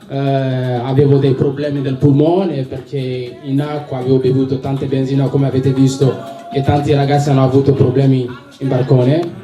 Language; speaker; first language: Italian; non-native, fluent; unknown